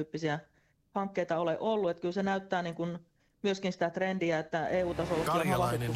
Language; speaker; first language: Finnish; native; Finnish